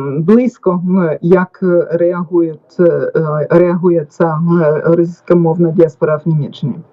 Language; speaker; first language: Ukrainian; non-native, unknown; German